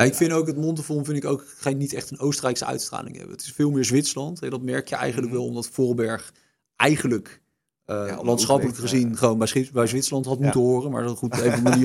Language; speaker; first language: Dutch; native; Dutch